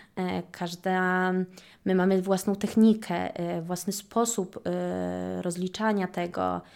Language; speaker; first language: Polish; native; Polish